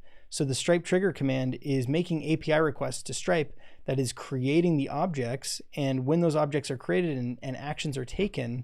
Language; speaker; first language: English; native; English